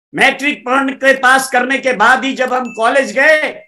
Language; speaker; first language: Hindi; native; Hindi